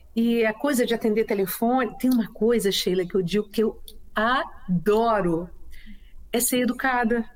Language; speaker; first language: Portuguese; native; Portuguese